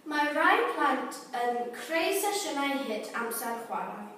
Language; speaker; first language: Welsh; non-native, local second language; English